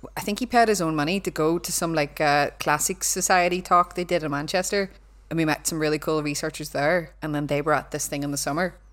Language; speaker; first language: English; native; English